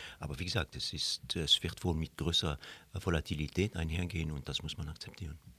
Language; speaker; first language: German; non-native, local second language; Luxembourgish